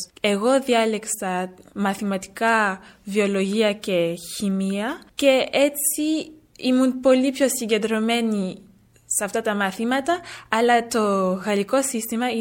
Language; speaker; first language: Greek; early bilingual, heritage; French